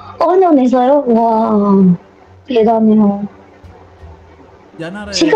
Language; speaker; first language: Korean; non-native, learner; Indonesian